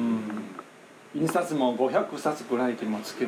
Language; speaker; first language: Japanese; non-native, fluent; Chinese